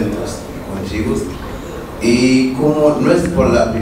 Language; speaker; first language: Spanish; non-native, learner; Haitian Creole